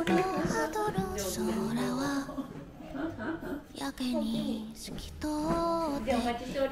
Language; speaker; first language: Japanese; native; Japanese